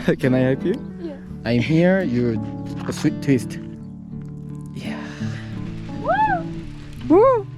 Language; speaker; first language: English; non-native, learner; Korean